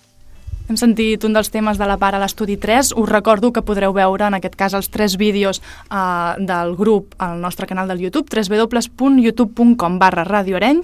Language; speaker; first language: Catalan; native; Catalan